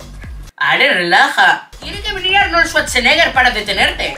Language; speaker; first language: Spanish; native; Spanish